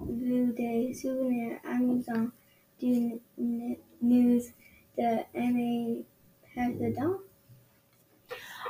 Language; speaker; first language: French; non-native, learner; English